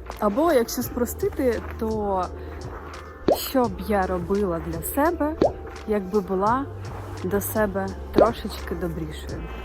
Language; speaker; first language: Ukrainian; native; Ukrainian